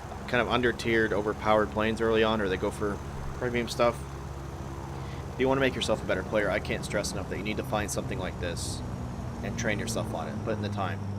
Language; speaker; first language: English; native; English